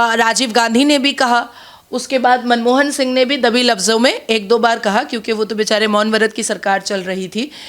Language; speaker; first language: Hindi; native; Hindi